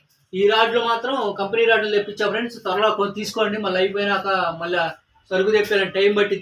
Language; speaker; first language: Telugu; native; Telugu